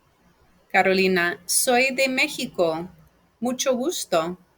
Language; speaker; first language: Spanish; non-native, fluent; English